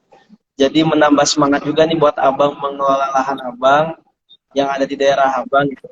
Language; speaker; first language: Indonesian; native; Indonesian